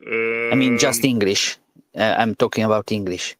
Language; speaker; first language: English; non-native, learner; Italian